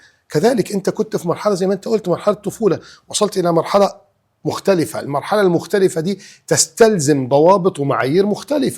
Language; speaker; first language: Arabic; native; Arabic